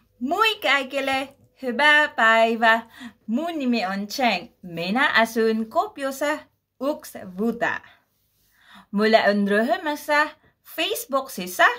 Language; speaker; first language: Finnish; non-native, learner; Filipino